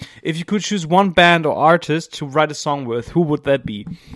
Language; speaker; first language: English; non-native, fluent; German